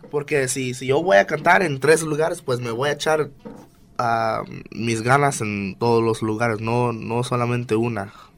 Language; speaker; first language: Spanish; non-native, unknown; English